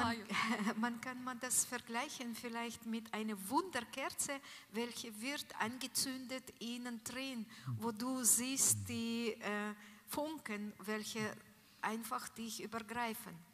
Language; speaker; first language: German; non-native, learner; Russian